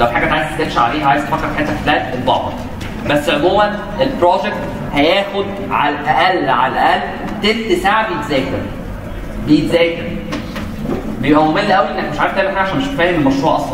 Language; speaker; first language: Arabic; native; Arabic